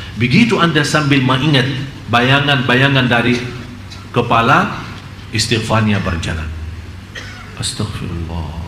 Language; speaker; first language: Indonesian; non-native, fluent; Arabic